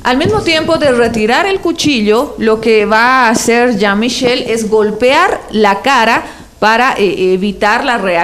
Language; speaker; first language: Spanish; native; Spanish